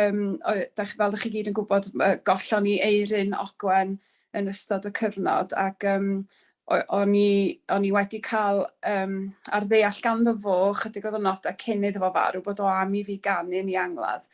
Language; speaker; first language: Welsh; native; Welsh